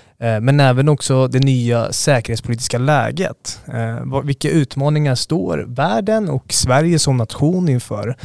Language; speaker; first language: Swedish; native; Swedish